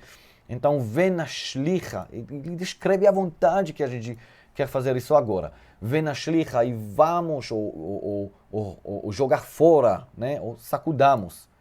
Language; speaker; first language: Portuguese; non-native, fluent; Hebrew